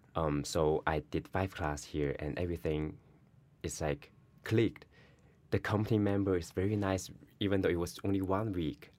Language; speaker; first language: English; non-native, learner; Chinese